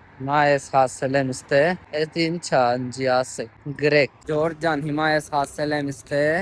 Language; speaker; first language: Armenian; non-native, learner; Hindi